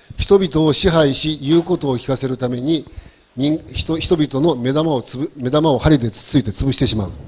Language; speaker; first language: Japanese; native; Japanese